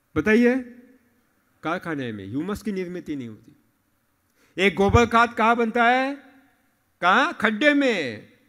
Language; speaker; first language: Hindi; non-native, local second language; Marathi